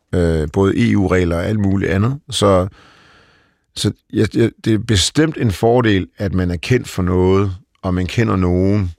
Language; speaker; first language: Danish; early bilingual, other home language; Polish